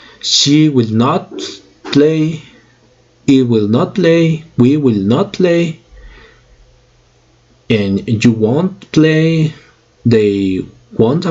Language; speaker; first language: English; non-native, fluent; Spanish